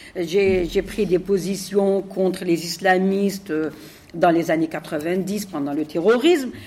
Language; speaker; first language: French; non-native, local second language; Arabic